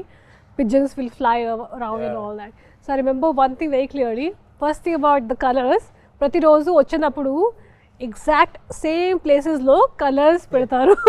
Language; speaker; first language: Telugu; non-native, local second language; Hindi